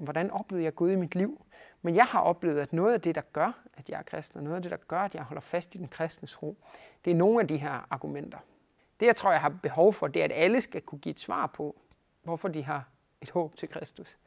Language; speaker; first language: Danish; native; Danish